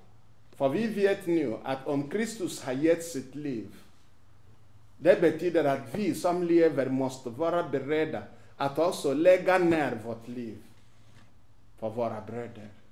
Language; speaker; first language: Swedish; non-native, fluent; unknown